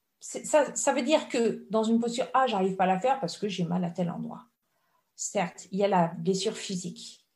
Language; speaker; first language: French; native; French